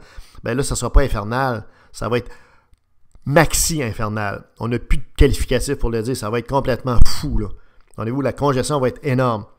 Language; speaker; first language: French; native; French